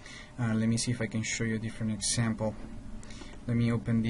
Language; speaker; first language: English; non-native, fluent; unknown